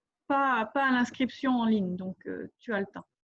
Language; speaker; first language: French; non-native, fluent; Turkish